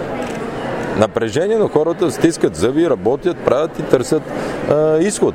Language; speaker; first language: Bulgarian; native; Bulgarian